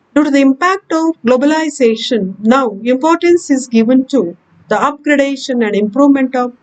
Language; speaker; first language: English; non-native, local second language; Kannada